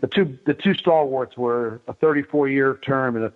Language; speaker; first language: English; native; English